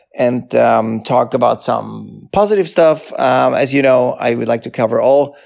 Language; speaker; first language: English; non-native, fluent; German